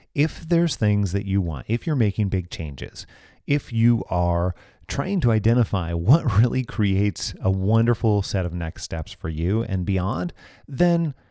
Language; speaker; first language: English; native; English